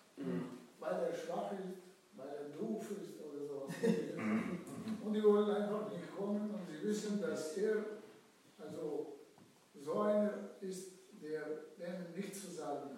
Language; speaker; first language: German; non-native, fluent; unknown